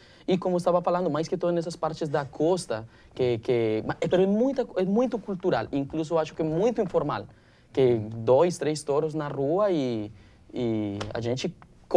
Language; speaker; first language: Portuguese; non-native, learner; Spanish